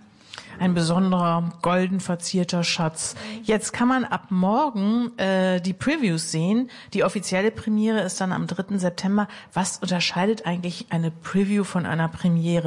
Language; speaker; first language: German; native; German